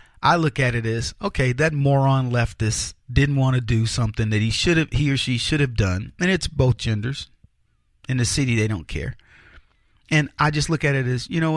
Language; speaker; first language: English; native; English